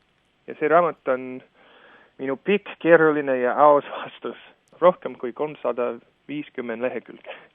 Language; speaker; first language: Estonian; non-native, fluent; English